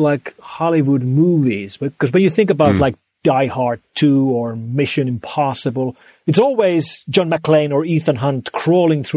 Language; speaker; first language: English; non-native, fluent; Finnish